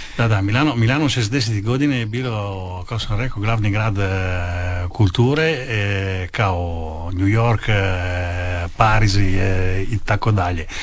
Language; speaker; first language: Croatian; non-native, learner; Italian